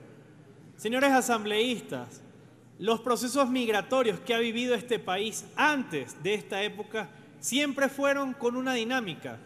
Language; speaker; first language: Spanish; native; Spanish